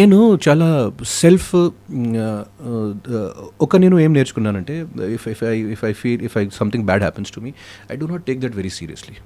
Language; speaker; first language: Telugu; non-native, fluent; Hindi